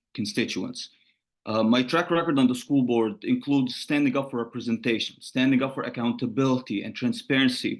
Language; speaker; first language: English; non-native, fluent; Arabic